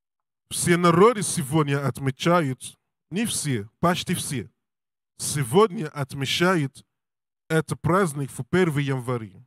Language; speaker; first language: Russian; non-native, learner; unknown